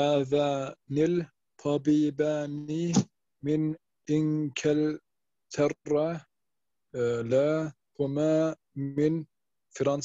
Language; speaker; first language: Arabic; non-native, learner; German